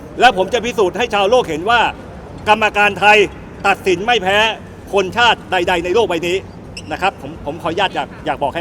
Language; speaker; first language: Thai; native; Thai